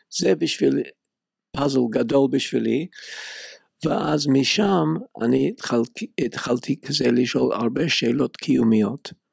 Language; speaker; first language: Hebrew; non-native, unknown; English